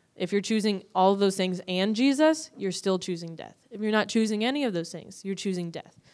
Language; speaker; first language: English; native; English